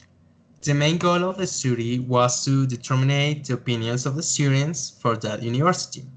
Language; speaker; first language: English; non-native, fluent; Spanish